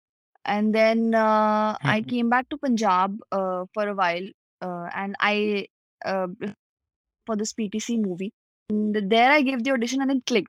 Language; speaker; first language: English; non-native, local second language; Punjabi